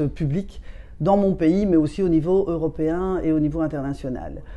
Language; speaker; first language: French; native; French